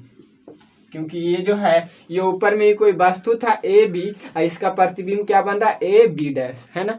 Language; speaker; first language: Hindi; native; Hindi